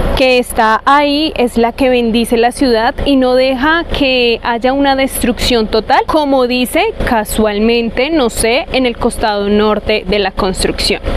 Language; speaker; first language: Spanish; native; Spanish